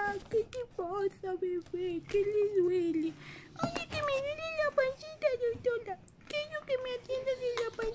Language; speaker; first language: Spanish; native; Spanish